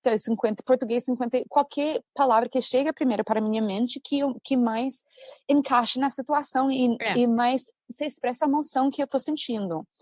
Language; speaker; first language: Portuguese; non-native, fluent; English